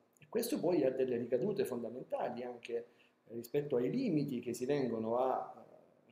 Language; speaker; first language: Italian; native; Italian